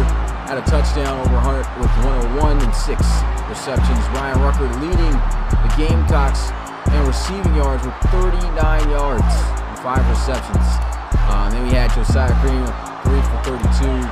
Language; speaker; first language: English; native; English